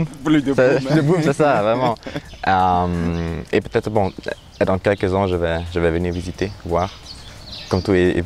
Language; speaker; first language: French; non-native, learner; German